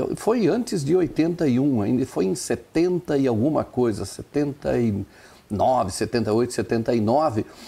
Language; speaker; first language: Portuguese; non-native, local second language; German